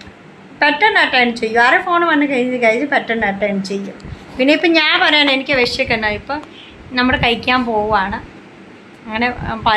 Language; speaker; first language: Malayalam; non-native, fluent; Hindi